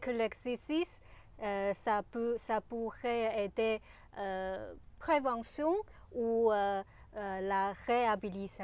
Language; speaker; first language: French; non-native, learner; Chinese